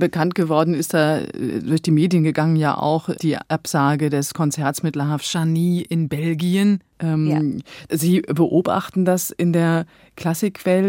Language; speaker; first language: German; native; German